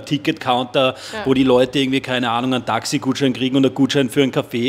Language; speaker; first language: German; native; German